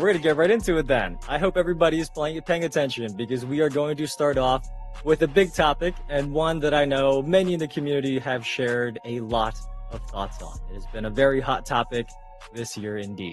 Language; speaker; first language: English; native; English